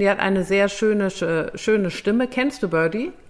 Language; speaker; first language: German; native; German